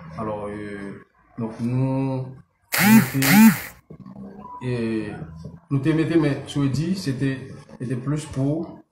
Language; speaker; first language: French; non-native, local second language; Haitian Creole